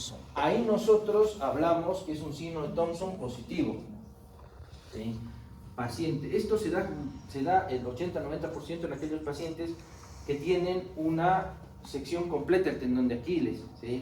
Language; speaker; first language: Spanish; native; Spanish